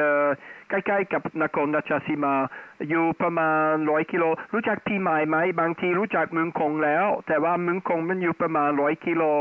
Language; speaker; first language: Thai; non-native, fluent; Dutch